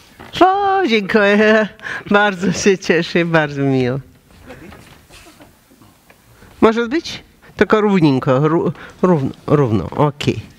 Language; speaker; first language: Polish; non-native, learner; Russian